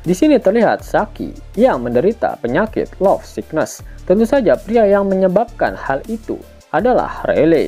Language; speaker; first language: Indonesian; native; Indonesian